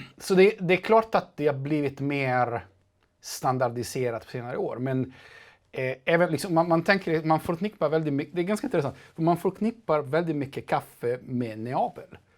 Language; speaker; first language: Swedish; non-native, fluent; Italian